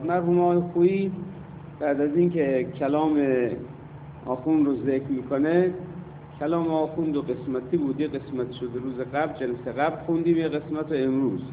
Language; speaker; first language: Persian; native; Persian